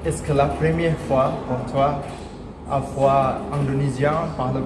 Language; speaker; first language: French; non-native, learner; Indonesian